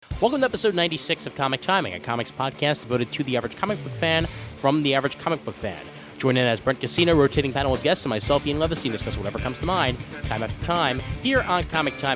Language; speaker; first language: English; native; English